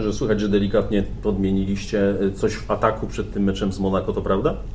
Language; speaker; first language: Polish; native; Polish